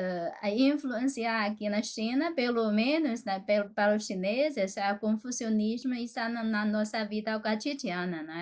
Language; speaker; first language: Portuguese; non-native, fluent; Chinese